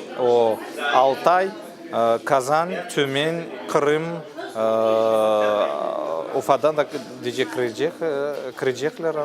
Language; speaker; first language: Turkish; non-native, learner; Tatar